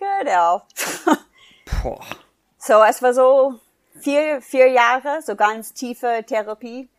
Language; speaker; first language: German; non-native, fluent; English